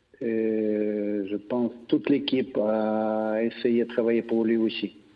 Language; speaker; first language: French; non-native, fluent; Russian